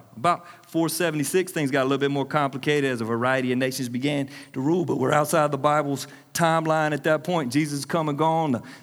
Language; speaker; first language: English; native; English